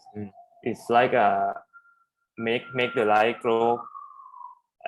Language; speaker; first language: English; non-native, learner; Thai